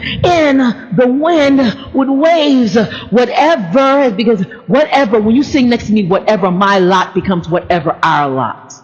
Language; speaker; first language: English; native; English